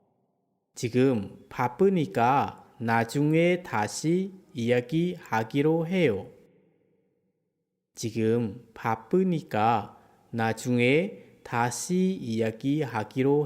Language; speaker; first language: Korean; non-native, fluent; Khmer